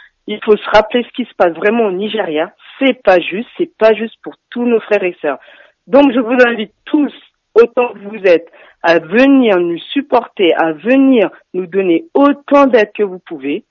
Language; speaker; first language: French; native; French